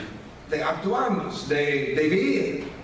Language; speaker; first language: Spanish; non-native, fluent; English